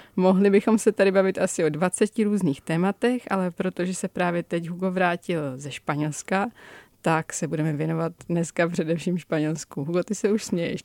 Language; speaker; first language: Czech; native; Czech